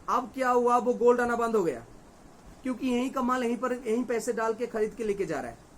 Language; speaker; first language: Hindi; non-native, local second language; Bangla